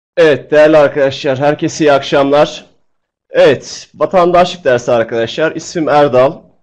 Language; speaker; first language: Turkish; native; Turkish